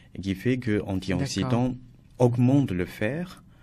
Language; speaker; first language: French; non-native, fluent; Chinese